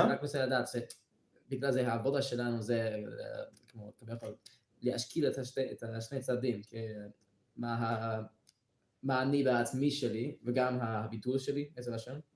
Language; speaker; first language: Hebrew; non-native, learner; English